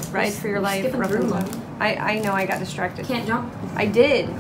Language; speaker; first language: English; native; English